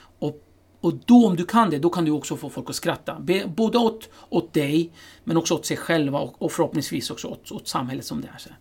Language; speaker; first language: Swedish; early bilingual, other home language; Kurdish